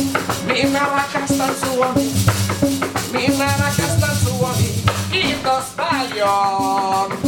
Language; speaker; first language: Finnish; non-native, learner; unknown